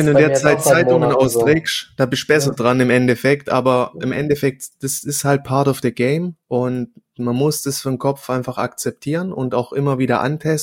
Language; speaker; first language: German; native; German